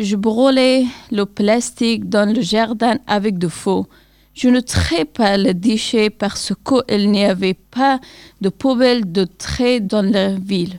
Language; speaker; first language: French; non-native, learner; Persian